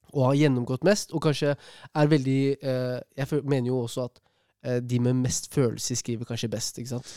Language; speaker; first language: Norwegian; early bilingual, other home language; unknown